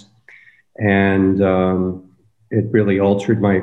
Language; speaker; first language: English; native; English